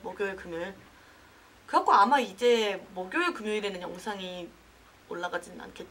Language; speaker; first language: Korean; native; Korean